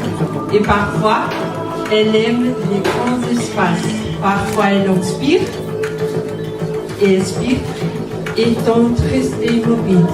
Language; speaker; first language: French; non-native, learner; Portuguese